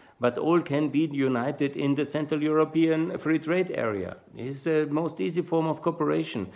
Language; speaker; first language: English; non-native, fluent; German